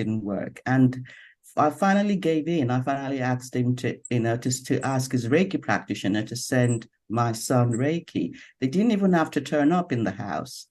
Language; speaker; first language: English; non-native, local second language; Yoruba